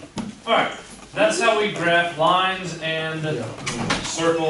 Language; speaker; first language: English; native; English